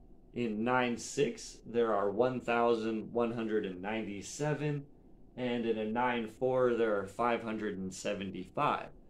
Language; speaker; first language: English; native; English